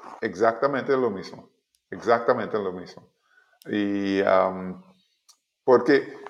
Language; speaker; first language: Spanish; non-native, learner; English